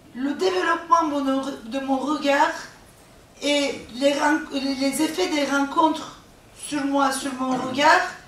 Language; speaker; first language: French; non-native, fluent; Turkish